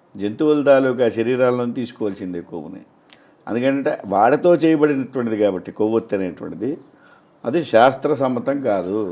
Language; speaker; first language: Telugu; native; Telugu